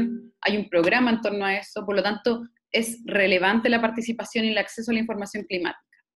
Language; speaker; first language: Spanish; native; Spanish